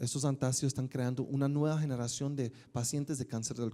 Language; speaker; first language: Spanish; native; Spanish